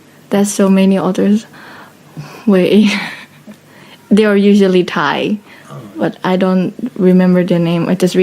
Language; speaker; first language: English; non-native, fluent; Thai